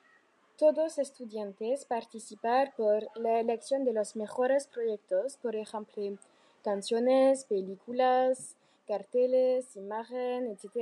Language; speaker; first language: Spanish; non-native, learner; French